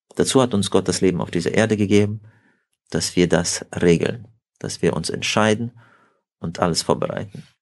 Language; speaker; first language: German; early bilingual, heritage; Russian